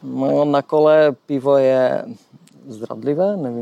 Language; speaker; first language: Czech; non-native, learner; Polish